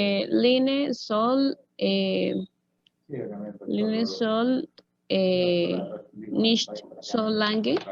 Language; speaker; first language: German; non-native, learner; Spanish